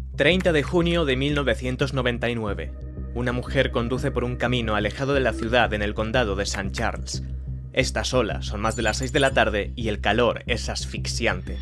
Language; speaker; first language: Spanish; native; Spanish